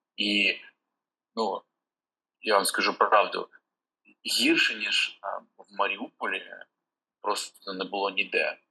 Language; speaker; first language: Ukrainian; native; Ukrainian